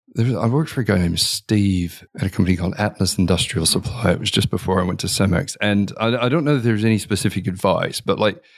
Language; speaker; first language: English; native; English